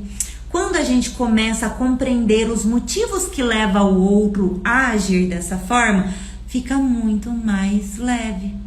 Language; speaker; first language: Portuguese; native; Portuguese